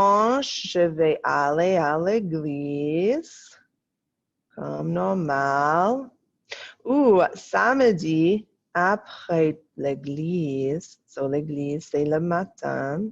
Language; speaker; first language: French; non-native, fluent; English